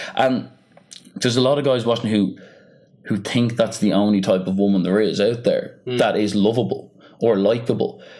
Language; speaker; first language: English; native; English